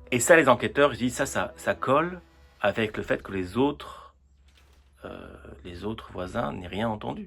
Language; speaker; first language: French; native; French